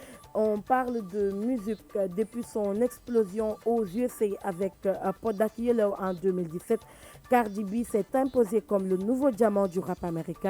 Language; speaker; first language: French; non-native, local second language; Wolof